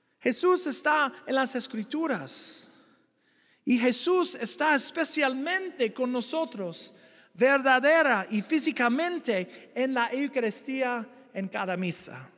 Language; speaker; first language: Spanish; non-native, fluent; English